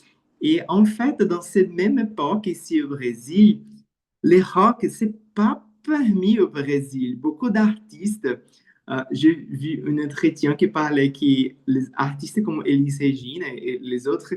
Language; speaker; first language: French; non-native, learner; Portuguese